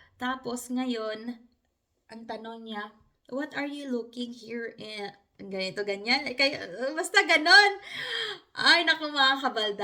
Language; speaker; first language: Filipino; non-native, local second language; Hiligaynon